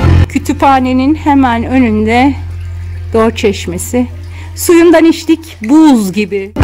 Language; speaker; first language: Turkish; native; Turkish